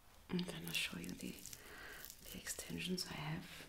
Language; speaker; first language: English; non-native, fluent; German